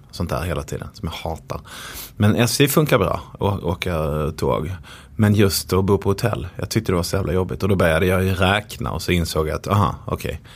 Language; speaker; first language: Swedish; native; Swedish